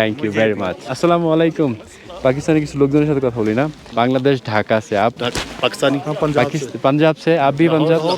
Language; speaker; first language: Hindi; non-native, learner; Bangla